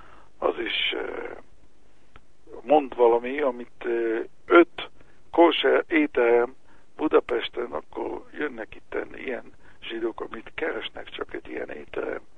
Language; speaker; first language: Hungarian; early bilingual, heritage; Hebrew